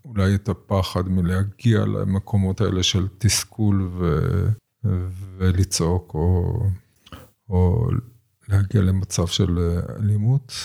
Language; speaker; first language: Hebrew; native; Hebrew